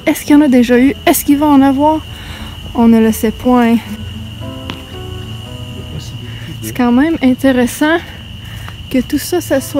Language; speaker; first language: French; native; French